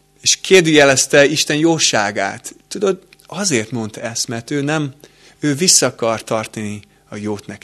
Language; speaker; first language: Hungarian; non-native, fluent; English